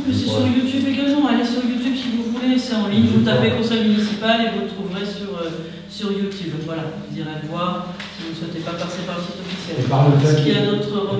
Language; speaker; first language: French; native; French